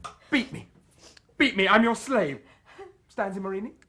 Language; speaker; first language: English; native; English